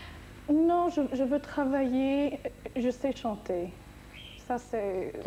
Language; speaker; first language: French; non-native, fluent; English